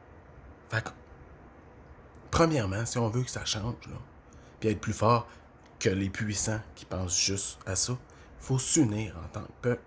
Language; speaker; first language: French; native; French